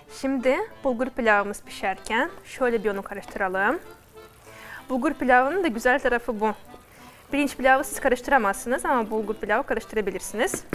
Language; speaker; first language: Turkish; non-native, fluent; Russian